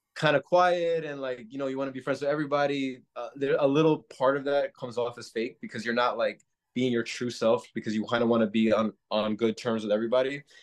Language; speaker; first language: English; native; English